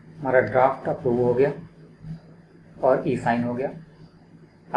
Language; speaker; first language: Hindi; native; Hindi